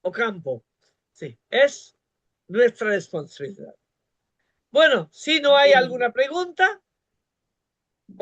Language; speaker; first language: Spanish; non-native, fluent; Bangla